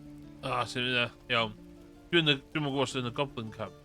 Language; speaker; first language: Welsh; non-native, learner; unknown